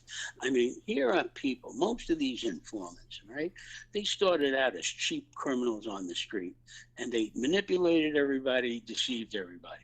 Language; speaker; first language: English; native; English